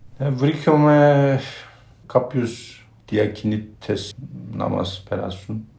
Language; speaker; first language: Greek; non-native, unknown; Turkish